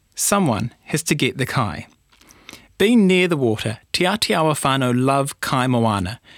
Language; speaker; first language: English; native; English